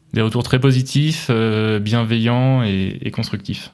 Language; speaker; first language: French; native; French